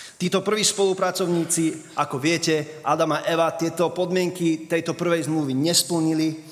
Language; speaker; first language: Slovak; early bilingual, other home language; English